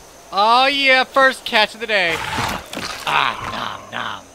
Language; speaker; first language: English; native; English